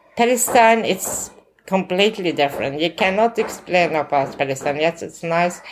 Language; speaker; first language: English; non-native, learner; Arabic